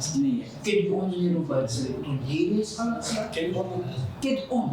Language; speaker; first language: Slovak; non-native, learner; Russian